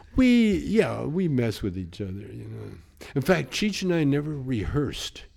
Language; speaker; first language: English; native; English